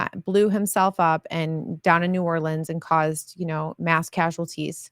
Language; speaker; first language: English; native; English